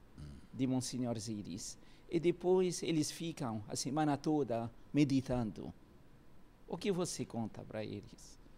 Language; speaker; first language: Portuguese; non-native, fluent; Arabic